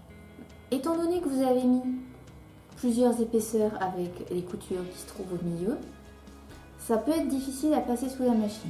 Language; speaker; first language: French; native; French